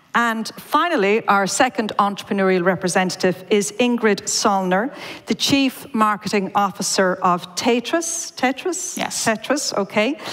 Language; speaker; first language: English; native; English